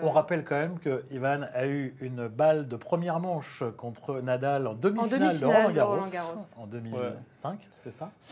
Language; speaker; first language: French; native; French